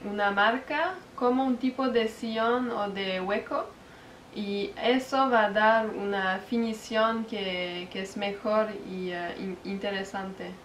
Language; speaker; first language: Spanish; non-native, fluent; French